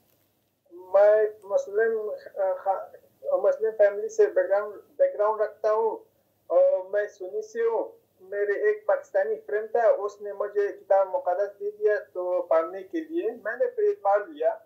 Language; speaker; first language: Hindi; non-native, fluent; Persian